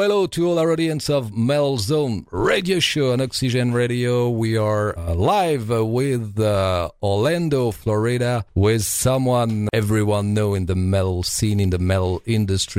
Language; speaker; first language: English; non-native, fluent; French